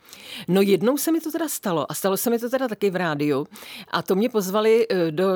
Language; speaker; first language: Czech; native; Czech